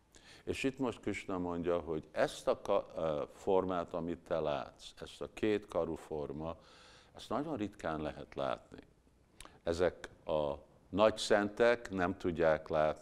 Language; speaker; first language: Hungarian; early bilingual, heritage; Hungarian